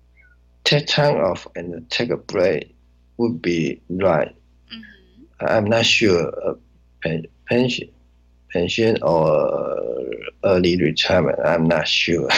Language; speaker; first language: English; non-native, learner; Chinese